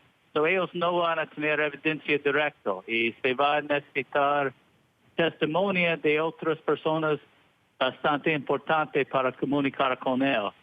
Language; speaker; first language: Spanish; non-native, fluent; English